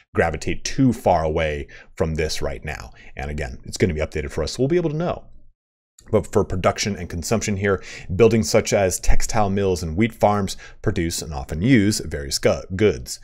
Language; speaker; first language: English; native; English